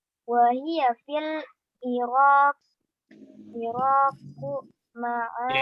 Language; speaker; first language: Arabic; non-native, learner; Indonesian